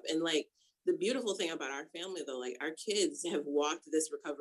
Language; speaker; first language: English; native; English